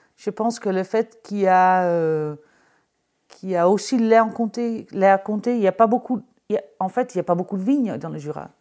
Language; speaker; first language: French; non-native, fluent; Dutch